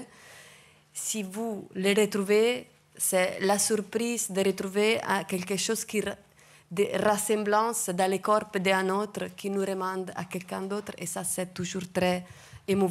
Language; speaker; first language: French; non-native, fluent; Italian